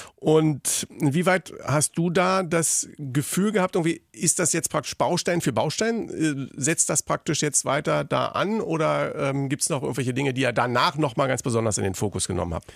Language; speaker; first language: German; native; German